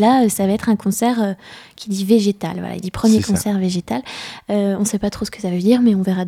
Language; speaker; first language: French; native; French